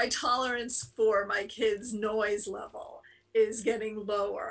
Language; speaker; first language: English; native; English